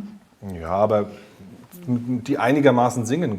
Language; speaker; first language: German; native; German